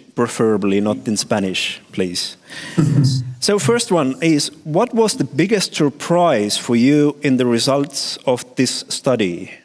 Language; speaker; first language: English; non-native, fluent; Estonian